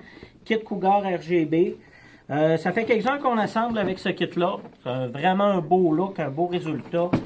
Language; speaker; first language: French; native; French